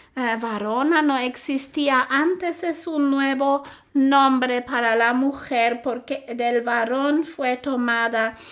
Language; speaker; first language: Spanish; non-native, fluent; German